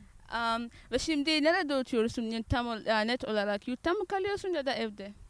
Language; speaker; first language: Turkish; non-native, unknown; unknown